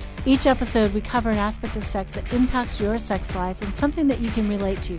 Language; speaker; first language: English; native; English